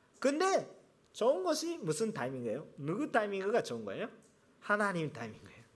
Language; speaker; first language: Korean; non-native, fluent; Japanese